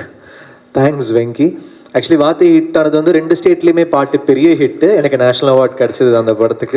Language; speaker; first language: Tamil; native; Tamil